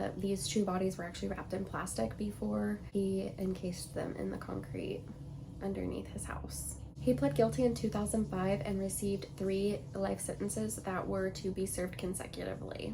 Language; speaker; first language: English; native; English